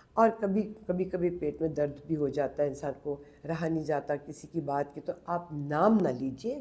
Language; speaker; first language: Urdu; non-native, local second language; Punjabi